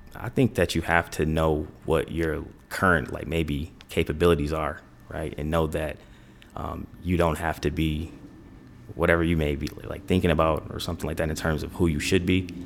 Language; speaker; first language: English; native; English